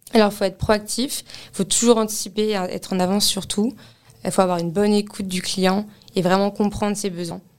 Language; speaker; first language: French; native; French